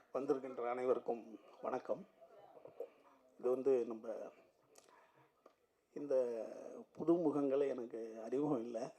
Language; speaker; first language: Tamil; native; Tamil